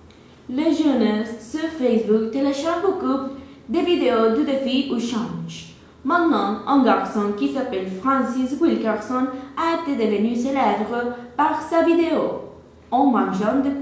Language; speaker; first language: French; non-native, learner; Spanish